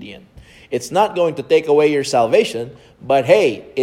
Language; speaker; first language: English; non-native, local second language; Filipino